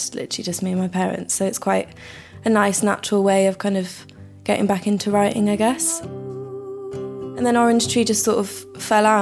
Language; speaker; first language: English; native; English